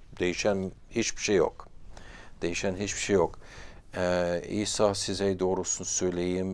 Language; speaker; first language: Turkish; non-native, fluent; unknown